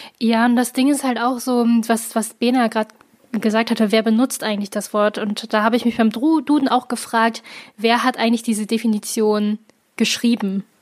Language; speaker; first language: German; early bilingual, other home language; Chinese